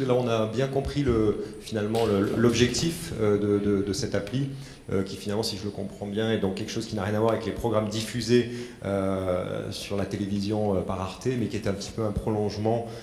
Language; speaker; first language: French; native; French